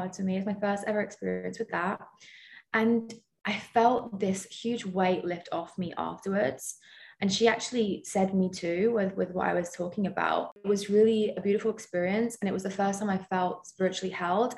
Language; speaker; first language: English; native; English